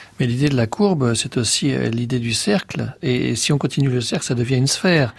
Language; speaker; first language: French; native; French